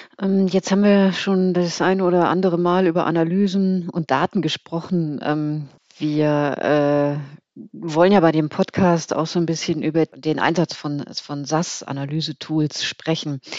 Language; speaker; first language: German; native; German